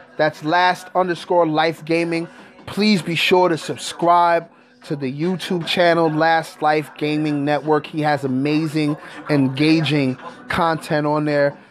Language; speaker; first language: English; native; English